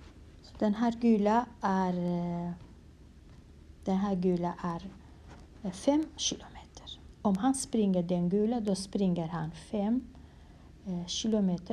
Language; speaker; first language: Swedish; non-native, fluent; Kurdish